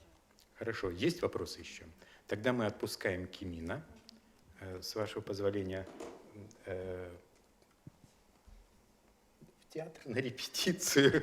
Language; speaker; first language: Russian; native; Russian